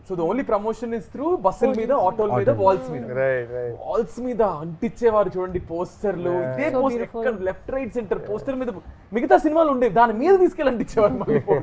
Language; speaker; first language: Telugu; native; Telugu